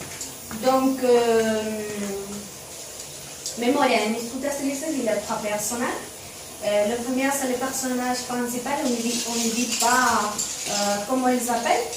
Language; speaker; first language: French; non-native, learner; Spanish